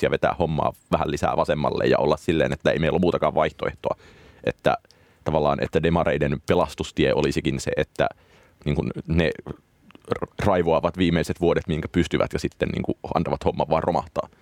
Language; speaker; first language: Finnish; native; Finnish